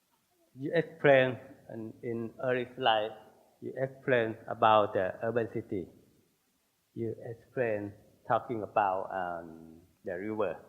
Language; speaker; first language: English; non-native, learner; Thai